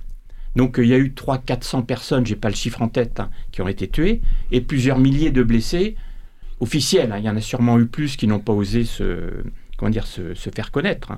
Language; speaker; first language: French; native; French